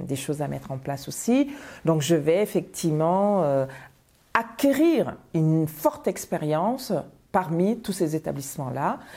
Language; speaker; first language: French; non-native, local second language; Bambara